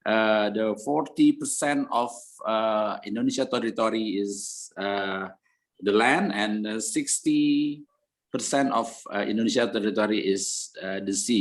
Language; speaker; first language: English; non-native, learner; Indonesian